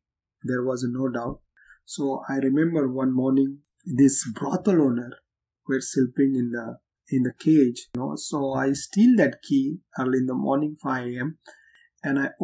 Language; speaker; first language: English; non-native, local second language; Hindi